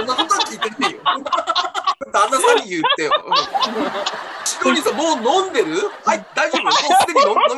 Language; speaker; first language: Japanese; native; Japanese